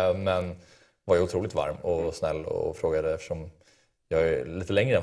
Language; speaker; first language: Swedish; native; Swedish